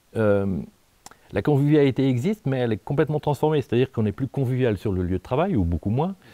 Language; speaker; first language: French; native; French